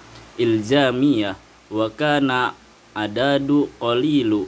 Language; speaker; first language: Arabic; non-native, learner; Indonesian